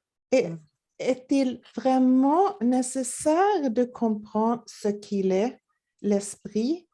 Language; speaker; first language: French; non-native, learner; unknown